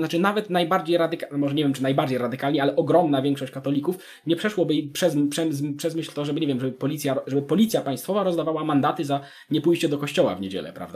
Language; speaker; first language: Polish; native; Polish